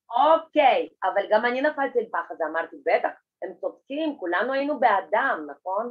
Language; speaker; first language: Hebrew; non-native, fluent; Russian